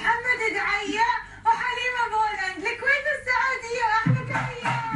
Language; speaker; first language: Arabic; native; Arabic